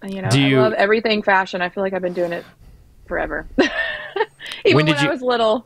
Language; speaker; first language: English; native; English